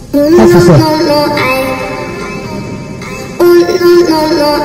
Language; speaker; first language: Korean; native; Korean